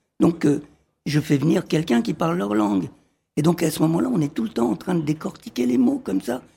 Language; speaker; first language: French; early bilingual, other home language; Arabic